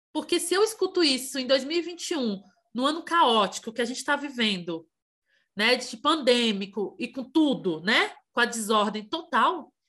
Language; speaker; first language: Portuguese; native; Portuguese